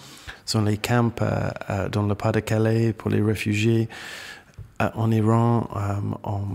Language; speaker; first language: French; non-native, fluent; English